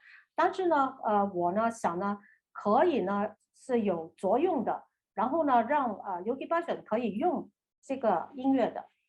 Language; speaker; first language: Chinese; native; Chinese